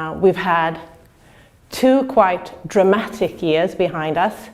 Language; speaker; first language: English; non-native, fluent; Swedish